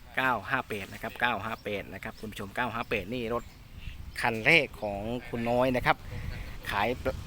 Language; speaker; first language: Thai; native; Thai